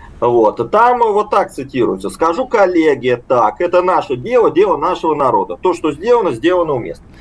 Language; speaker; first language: Russian; native; Russian